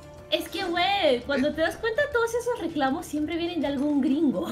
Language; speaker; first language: Spanish; native; Spanish